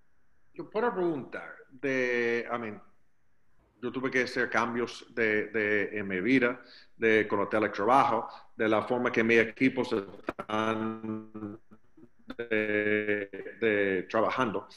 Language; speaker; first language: Spanish; non-native, learner; English